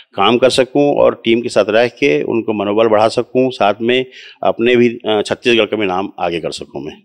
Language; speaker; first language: Hindi; native; Hindi